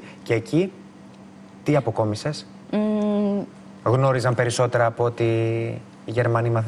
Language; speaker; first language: Greek; native; Greek